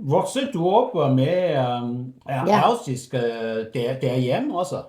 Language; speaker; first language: Danish; non-native, learner; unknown